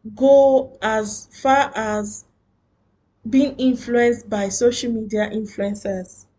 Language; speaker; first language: English; non-native, local second language; Yoruba